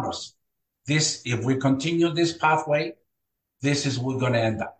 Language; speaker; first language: English; non-native, fluent; Greek